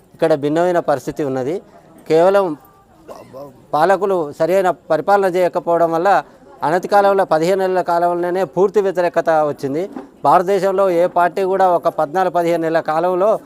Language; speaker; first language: Telugu; native; Telugu